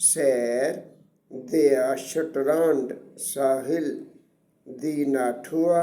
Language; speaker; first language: German; non-native, learner; Urdu